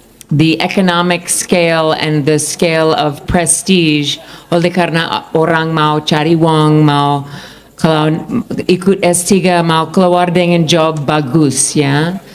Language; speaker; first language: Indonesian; non-native, fluent; English